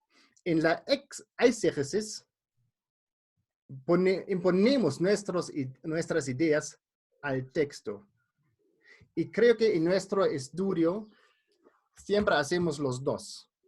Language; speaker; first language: Spanish; non-native, fluent; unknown